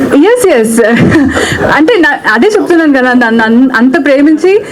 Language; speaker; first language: Telugu; non-native, local second language; Kannada